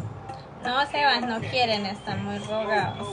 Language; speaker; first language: Spanish; native; Spanish